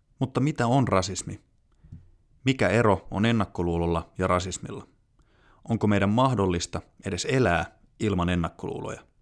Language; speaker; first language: Finnish; native; Finnish